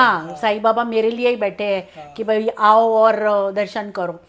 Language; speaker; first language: Hindi; non-native, local second language; Marathi